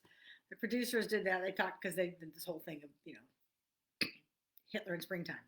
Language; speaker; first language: English; native; English